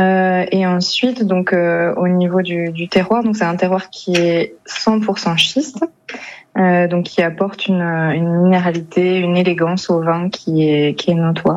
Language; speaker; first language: French; native; French